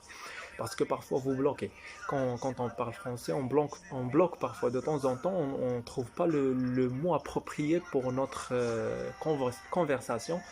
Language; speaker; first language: French; non-native, fluent; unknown